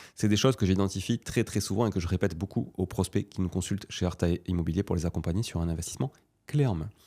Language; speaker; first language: French; native; French